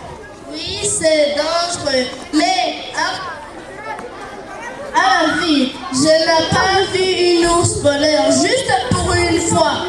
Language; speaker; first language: French; non-native, learner; Kinyarwanda